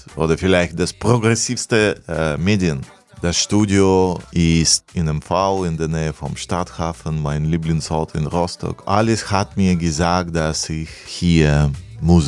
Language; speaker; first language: German; non-native, fluent; Russian